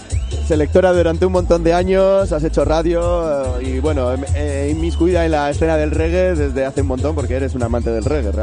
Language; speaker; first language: Spanish; native; Spanish